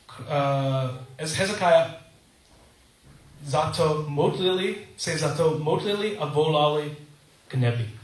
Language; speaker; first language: Czech; non-native, learner; English